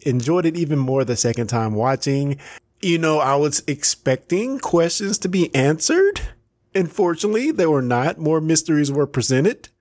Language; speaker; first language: English; native; English